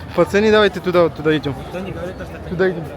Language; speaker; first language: Russian; non-native, learner; Persian